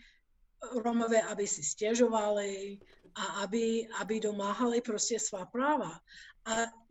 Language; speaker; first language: Czech; non-native, fluent; English